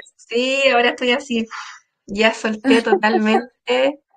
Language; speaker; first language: Spanish; native; Spanish